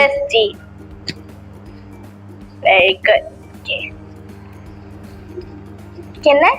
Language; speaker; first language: English; non-native, local second language; Malay